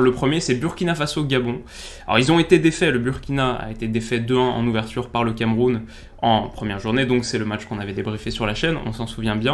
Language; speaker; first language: French; native; French